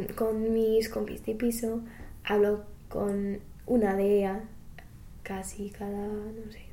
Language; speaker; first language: Spanish; non-native, fluent; English